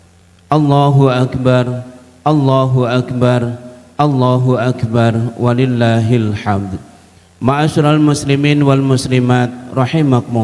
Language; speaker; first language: Indonesian; native; Indonesian